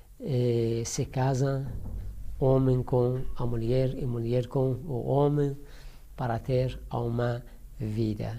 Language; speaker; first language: Portuguese; non-native, learner; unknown